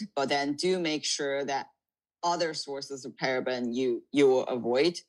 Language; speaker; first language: English; non-native, fluent; Chinese